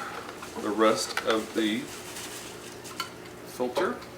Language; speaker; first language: English; native; English